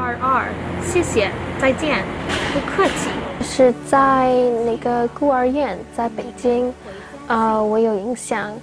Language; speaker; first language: Chinese; non-native, learner; English